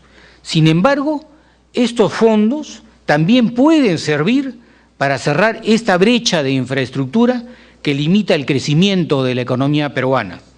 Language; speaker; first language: Spanish; native; Spanish